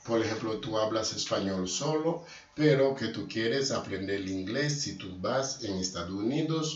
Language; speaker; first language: Spanish; non-native, learner; Haitian Creole